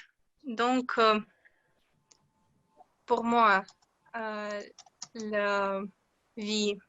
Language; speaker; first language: French; non-native, learner; Russian